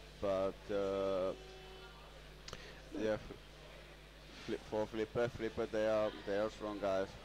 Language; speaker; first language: English; non-native, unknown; Finnish